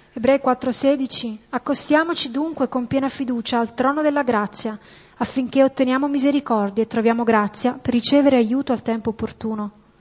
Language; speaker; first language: Italian; native; Italian